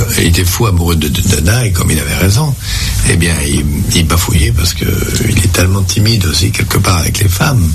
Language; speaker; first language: French; native; French